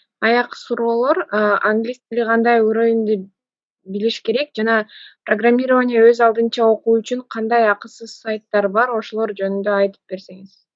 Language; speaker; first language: Kyrgyz; native; Kyrgyz